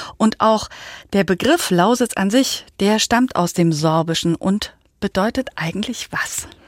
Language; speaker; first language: German; native; German